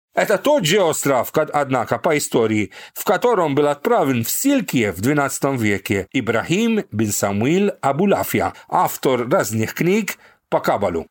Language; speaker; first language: Russian; non-native, fluent; Maltese